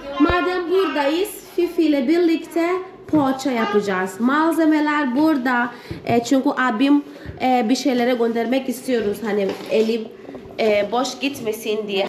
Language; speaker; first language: Turkish; non-native, fluent; Portuguese